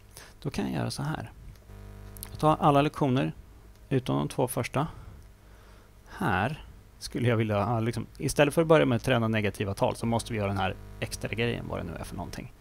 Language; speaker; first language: Swedish; native; Swedish